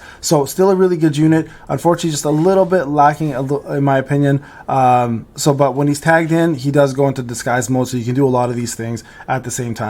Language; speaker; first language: English; native; English